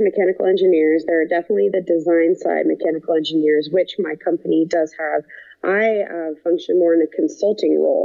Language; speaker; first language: English; native; English